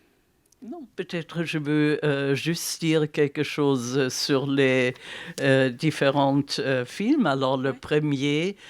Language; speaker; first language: French; non-native, fluent; German